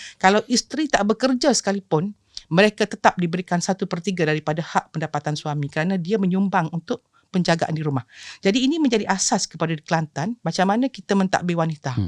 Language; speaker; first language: Malay; native; Malay